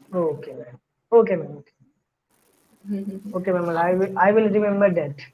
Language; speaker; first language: English; non-native, learner; Hindi